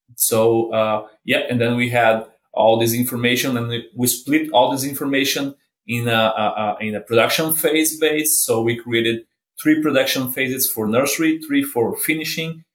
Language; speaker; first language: English; non-native, fluent; Portuguese